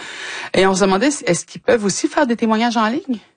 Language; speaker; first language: French; native; French